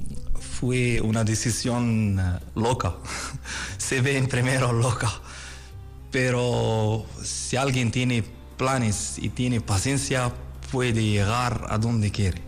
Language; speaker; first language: Spanish; non-native, learner; Arabic